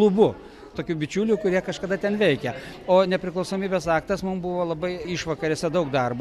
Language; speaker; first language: Lithuanian; native; Lithuanian